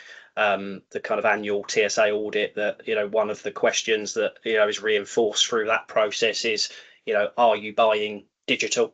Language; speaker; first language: English; native; English